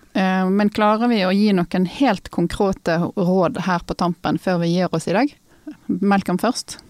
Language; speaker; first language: Norwegian; native; Norwegian